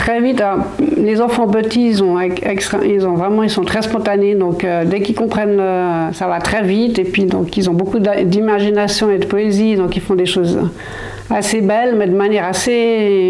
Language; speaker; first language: French; native; French